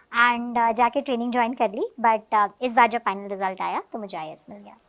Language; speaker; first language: Hindi; native; Hindi